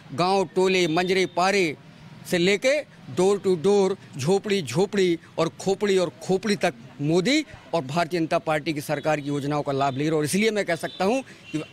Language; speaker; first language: Hindi; native; Hindi